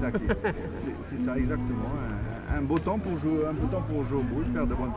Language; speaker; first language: French; native; French